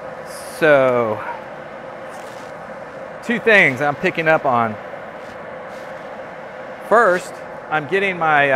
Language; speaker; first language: English; native; English